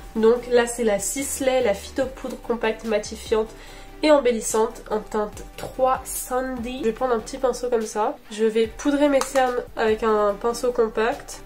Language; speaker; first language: French; early bilingual, other home language; Portuguese